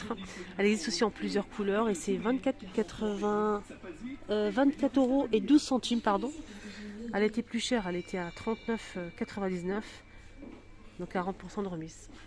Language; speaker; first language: French; native; French